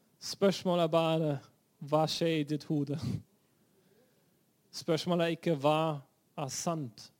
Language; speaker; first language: Norwegian; non-native, fluent; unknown